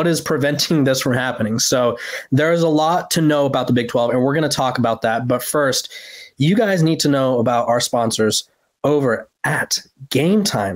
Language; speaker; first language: English; native; English